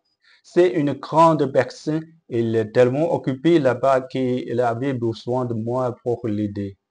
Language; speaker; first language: French; non-native, learner; Chinese